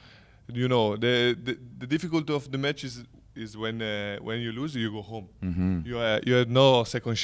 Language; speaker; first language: English; non-native, learner; Italian